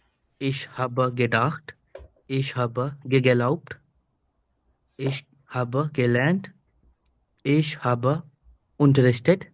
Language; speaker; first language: German; non-native, learner; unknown